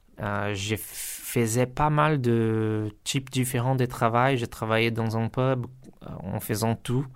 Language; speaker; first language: French; non-native, learner; Portuguese